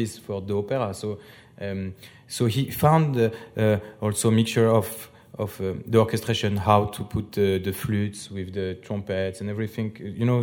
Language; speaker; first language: English; non-native, fluent; French